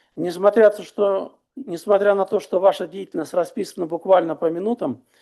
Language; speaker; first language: Russian; non-native, local second language; Kazakh